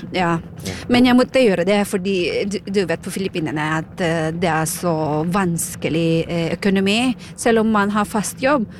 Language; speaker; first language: Norwegian; non-native, fluent; Filipino